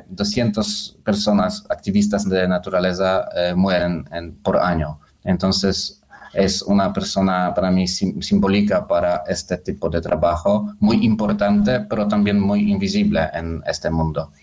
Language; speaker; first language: Spanish; non-native, learner; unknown